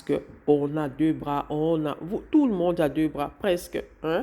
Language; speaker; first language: French; non-native, local second language; Lingala